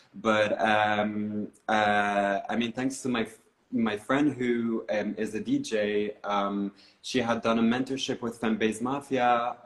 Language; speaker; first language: English; non-native, fluent; Arabic